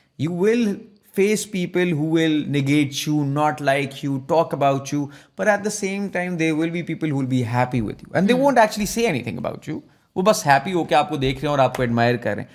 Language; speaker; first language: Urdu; native; Urdu